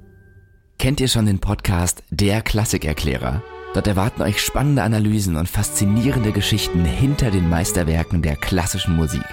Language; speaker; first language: German; native; German